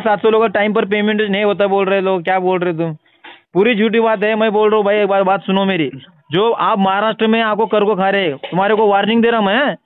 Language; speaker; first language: Hindi; non-native, local second language; Marathi